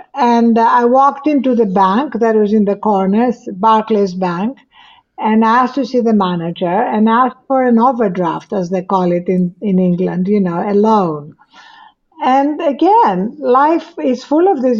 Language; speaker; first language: English; non-native, fluent; Greek